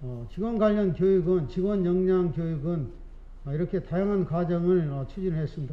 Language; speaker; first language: Korean; native; Korean